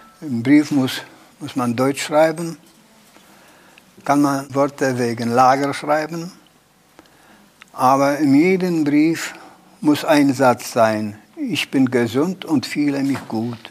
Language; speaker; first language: German; non-native, learner; Polish